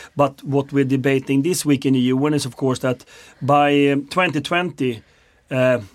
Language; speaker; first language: English; non-native, fluent; Swedish